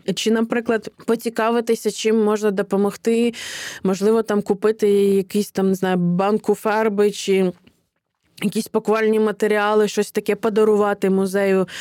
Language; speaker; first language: Ukrainian; native; Ukrainian